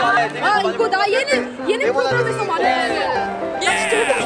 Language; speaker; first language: Korean; non-native, learner; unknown